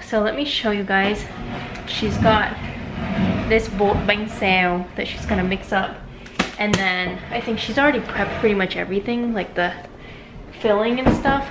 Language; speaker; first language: English; native; English